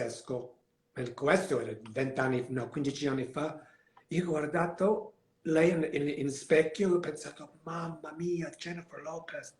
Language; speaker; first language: Italian; non-native, learner; English